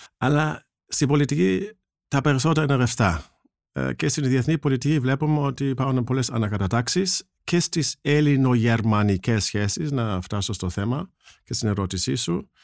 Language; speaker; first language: Greek; non-native, fluent; German